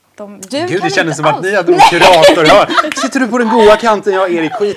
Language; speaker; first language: Swedish; native; Swedish